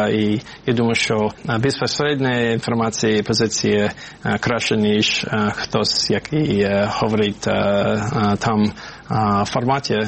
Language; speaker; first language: Ukrainian; non-native, fluent; English